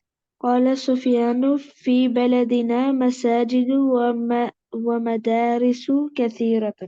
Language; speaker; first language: Arabic; non-native, learner; Urdu